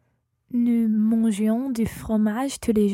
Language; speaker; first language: French; non-native, learner; English